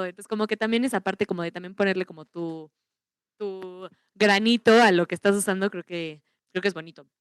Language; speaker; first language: Spanish; native; Spanish